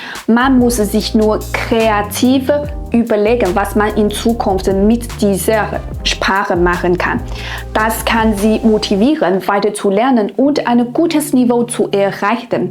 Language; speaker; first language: German; non-native, fluent; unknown